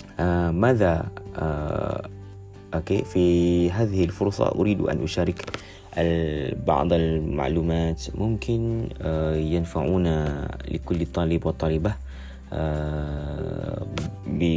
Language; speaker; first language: Arabic; non-native, learner; Malay